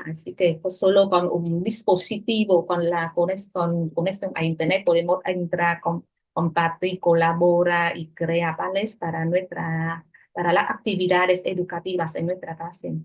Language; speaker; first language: Spanish; non-native, fluent; Vietnamese